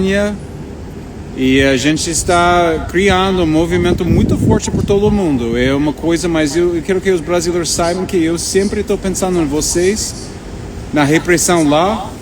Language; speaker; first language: Portuguese; non-native, fluent; English